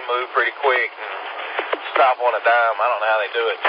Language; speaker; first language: English; native; English